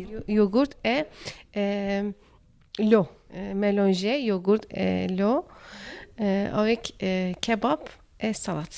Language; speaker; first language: French; non-native, learner; Turkish